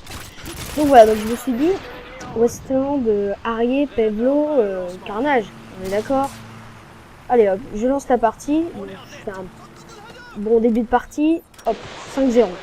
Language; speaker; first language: French; native; French